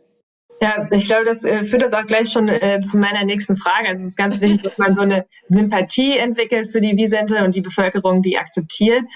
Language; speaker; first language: German; native; German